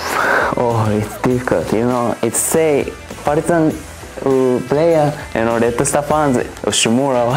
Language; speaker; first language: English; non-native, learner; Japanese